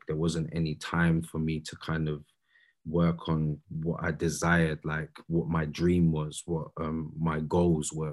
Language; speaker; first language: English; native; English